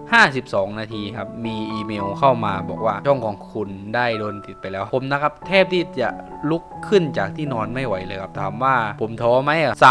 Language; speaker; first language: Thai; non-native, local second language; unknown